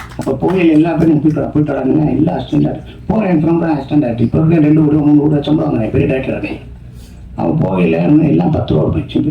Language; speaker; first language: Tamil; native; Tamil